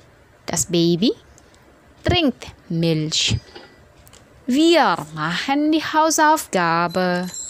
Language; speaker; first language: German; non-native, fluent; Indonesian